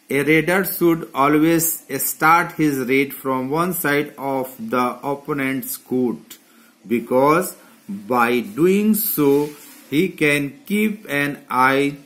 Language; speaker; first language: Hindi; native; Hindi